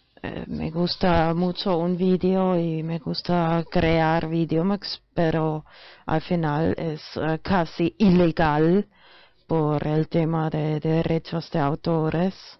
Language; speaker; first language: Spanish; non-native, fluent; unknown